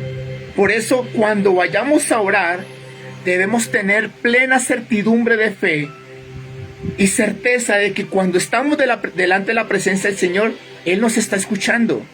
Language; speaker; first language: Spanish; native; Spanish